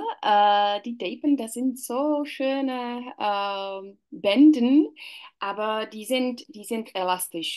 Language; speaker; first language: German; non-native, learner; Czech